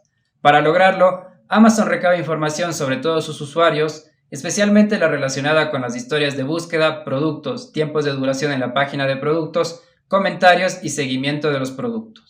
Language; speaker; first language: Spanish; native; Spanish